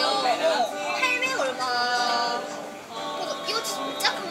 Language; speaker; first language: Korean; native; Korean